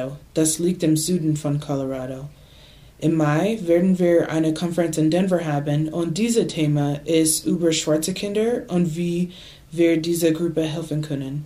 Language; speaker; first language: German; non-native, learner; English